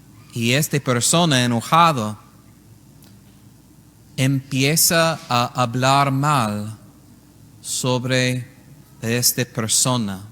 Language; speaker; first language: Spanish; non-native, learner; English